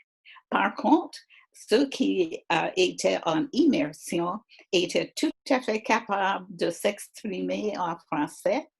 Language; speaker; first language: French; non-native, fluent; English